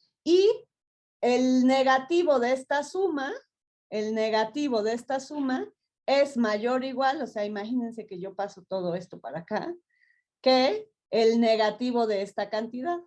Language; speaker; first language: Spanish; native; Spanish